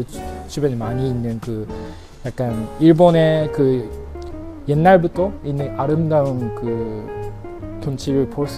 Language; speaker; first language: Korean; non-native, fluent; Japanese